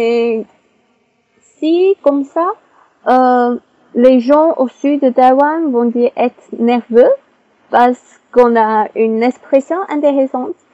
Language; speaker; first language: French; non-native, learner; Chinese